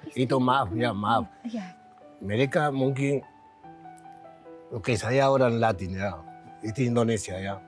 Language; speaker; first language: Indonesian; non-native, learner; Spanish